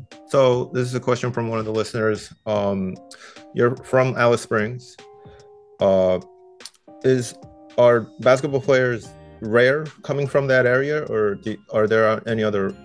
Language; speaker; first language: English; non-native, fluent; Japanese